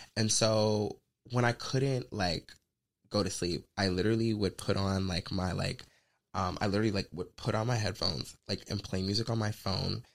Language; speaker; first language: English; native; English